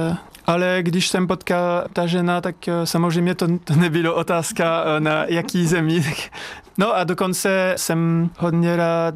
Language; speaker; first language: Czech; non-native, learner; French